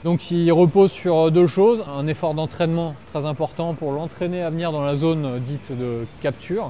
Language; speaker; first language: French; native; French